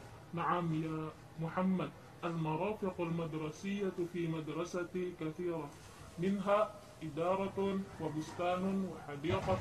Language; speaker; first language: Arabic; non-native, learner; Indonesian